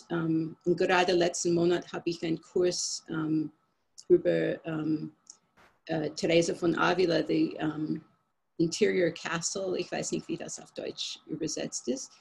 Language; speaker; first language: German; non-native, fluent; English